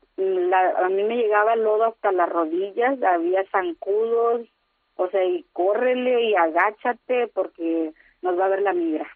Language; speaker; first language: Spanish; native; Spanish